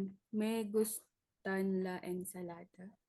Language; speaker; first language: Spanish; non-native, learner; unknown